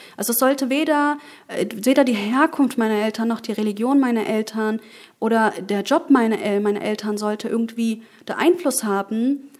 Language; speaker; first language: German; early bilingual, other home language; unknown